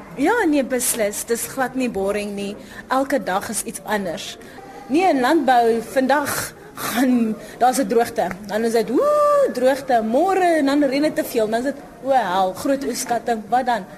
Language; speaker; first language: Afrikaans; non-native, local second language; Northern Sotho